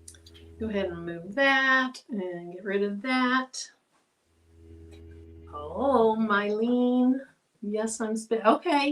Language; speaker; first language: English; native; English